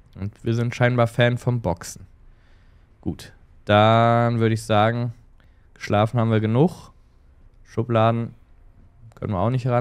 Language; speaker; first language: German; native; German